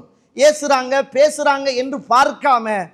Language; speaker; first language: Tamil; native; Tamil